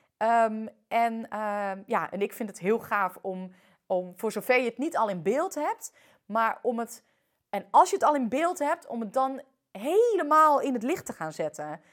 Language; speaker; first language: Dutch; early bilingual, other home language; French